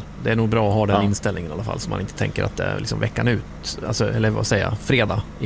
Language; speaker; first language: Swedish; native; Swedish